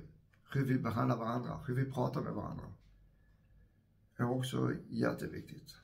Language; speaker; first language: Swedish; non-native, fluent; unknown